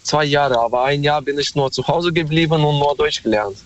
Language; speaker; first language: German; non-native, learner; Romanian